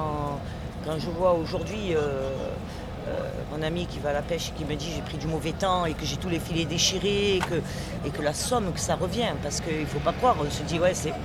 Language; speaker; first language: French; native; French